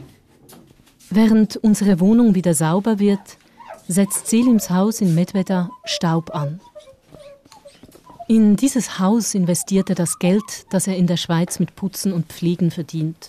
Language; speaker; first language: German; native; German